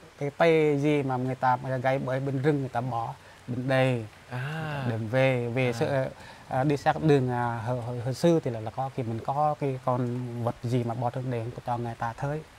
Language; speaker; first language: Vietnamese; non-native, local second language; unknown